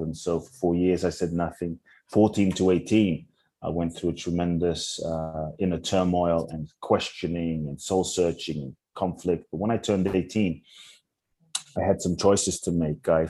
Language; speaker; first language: English; native; English